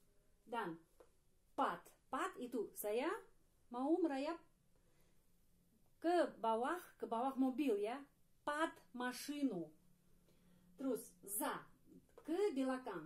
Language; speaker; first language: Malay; non-native, fluent; Russian